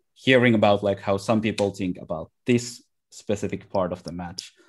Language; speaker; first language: English; non-native, fluent; Finnish